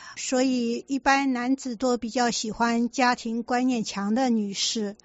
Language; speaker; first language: Chinese; native; Chinese